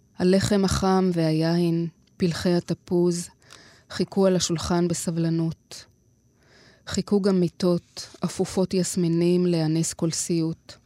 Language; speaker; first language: Hebrew; native; Hebrew